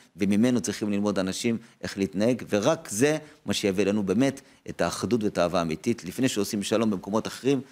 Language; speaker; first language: Hebrew; native; Hebrew